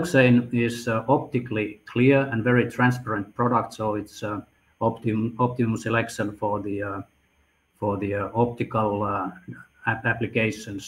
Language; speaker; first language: English; non-native, fluent; Finnish